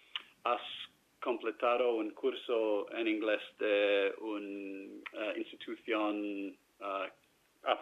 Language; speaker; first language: Spanish; non-native, fluent; English